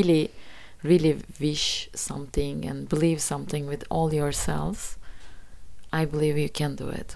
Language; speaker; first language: English; non-native, fluent; Turkish